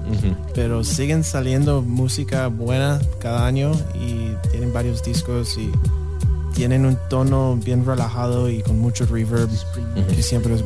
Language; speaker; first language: Spanish; non-native, learner; English